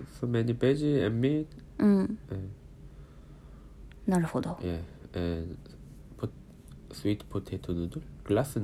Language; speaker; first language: English; non-native, learner; Korean